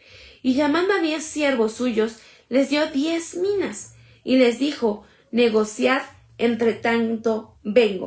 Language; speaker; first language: Spanish; native; Spanish